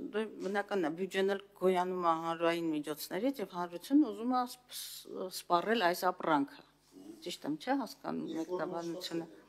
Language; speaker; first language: Armenian; native; Armenian